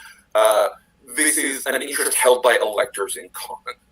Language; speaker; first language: English; native; English